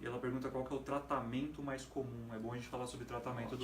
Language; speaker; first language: Portuguese; native; Portuguese